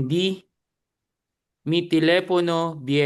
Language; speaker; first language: Spanish; non-native, learner; Filipino